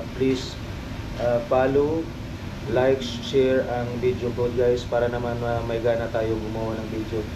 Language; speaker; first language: Filipino; non-native, local second language; Cebuano